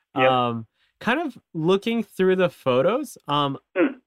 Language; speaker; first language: English; non-native, fluent; Japanese